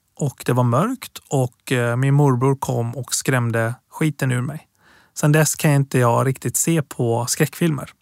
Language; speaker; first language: Swedish; early bilingual, other home language; Persian